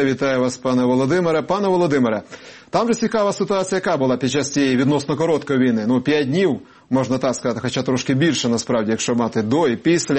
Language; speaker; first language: Ukrainian; native; Ukrainian